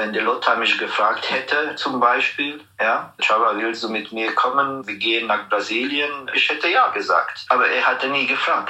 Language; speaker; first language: German; non-native, fluent; Hungarian